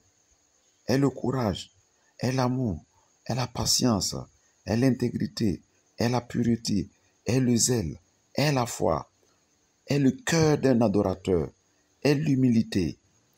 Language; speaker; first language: French; non-native, local second language; Mossi